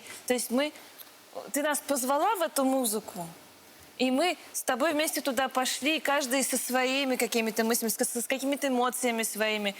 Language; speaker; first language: Russian; native; Russian